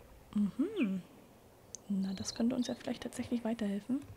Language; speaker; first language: German; native; German